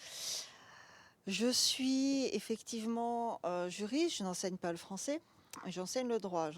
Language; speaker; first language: French; native; French